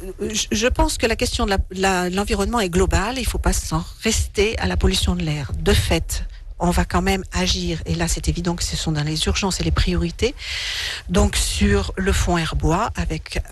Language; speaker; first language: French; native; French